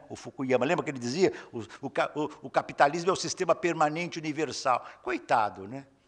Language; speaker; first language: Portuguese; native; Portuguese